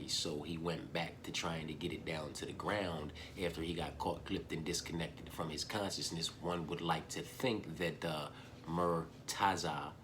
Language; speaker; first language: English; native; English